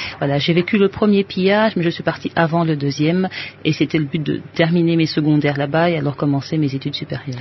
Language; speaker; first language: French; native; French